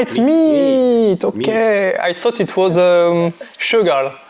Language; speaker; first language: English; non-native, learner; French